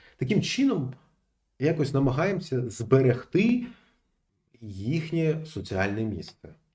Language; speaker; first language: Ukrainian; non-native, local second language; Russian